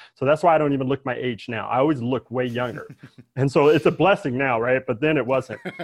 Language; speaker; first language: English; native; English